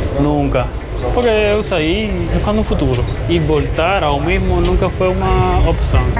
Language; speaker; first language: Portuguese; non-native, fluent; Spanish